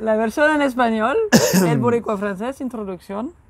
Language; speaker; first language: Spanish; non-native, fluent; French